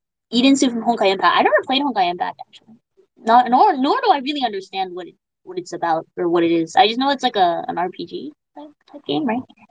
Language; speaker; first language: English; native; English